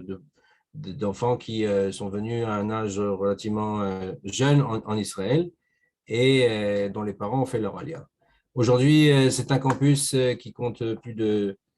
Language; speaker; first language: French; native; French